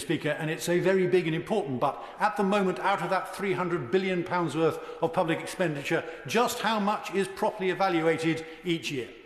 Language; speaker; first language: English; native; English